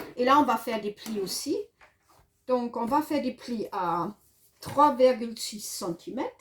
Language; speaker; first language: French; non-native, fluent; German